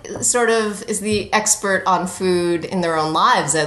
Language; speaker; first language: English; native; English